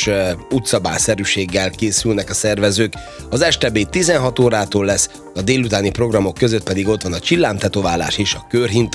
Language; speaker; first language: Hungarian; native; Hungarian